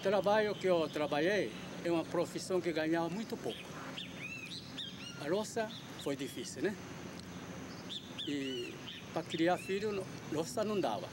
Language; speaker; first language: Portuguese; early bilingual, other home language; Japanese